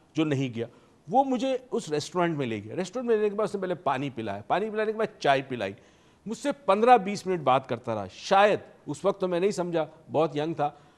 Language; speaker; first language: Urdu; native; Urdu